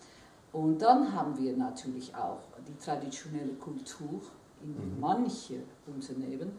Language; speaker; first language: German; non-native, fluent; Dutch